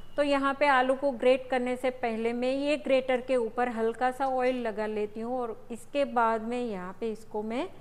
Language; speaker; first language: Hindi; non-native, local second language; Gujarati